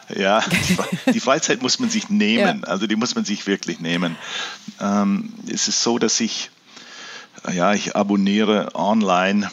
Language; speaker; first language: German; early bilingual, heritage; German